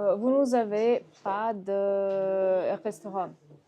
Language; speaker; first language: French; non-native, learner; Russian